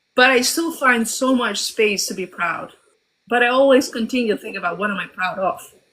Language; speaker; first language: English; early bilingual, other home language; Albanian